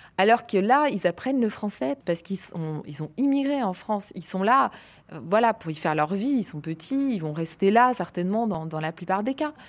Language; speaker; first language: French; native; French